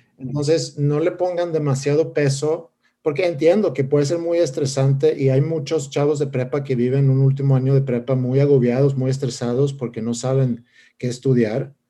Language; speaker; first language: Spanish; non-native, fluent; Swedish